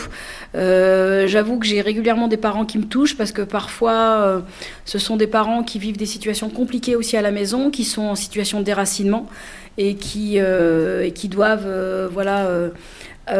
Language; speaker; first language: French; native; French